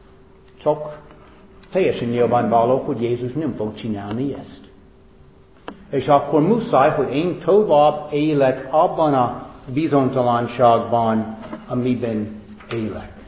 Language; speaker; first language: Hungarian; non-native, fluent; English